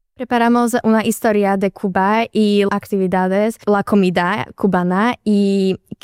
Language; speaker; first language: Spanish; non-native, learner; Slovak